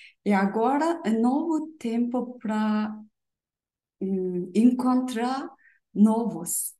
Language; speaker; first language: Portuguese; non-native, learner; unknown